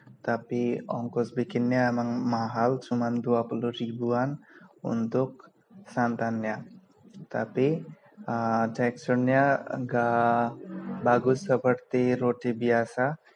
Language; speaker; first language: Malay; non-native, local second language; Bangla